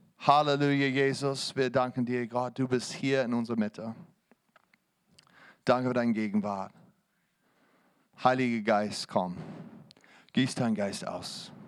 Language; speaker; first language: German; non-native, fluent; English